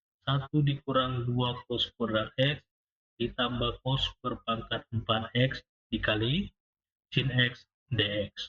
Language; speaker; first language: Indonesian; native; Indonesian